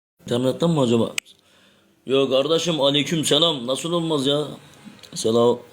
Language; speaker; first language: Turkish; native; Turkish